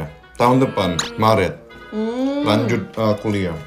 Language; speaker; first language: Indonesian; early bilingual, other home language; Korean